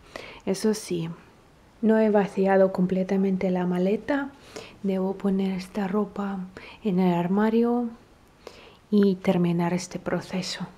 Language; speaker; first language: Spanish; non-native, fluent; Russian